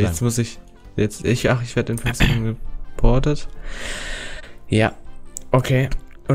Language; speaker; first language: German; native; German